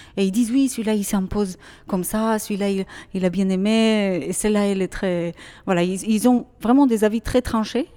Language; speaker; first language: French; non-native, fluent; Hebrew